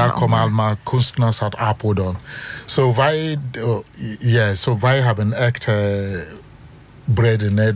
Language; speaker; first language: Dutch; non-native, learner; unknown